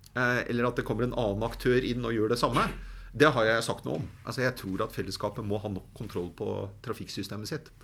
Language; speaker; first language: Norwegian; native; Norwegian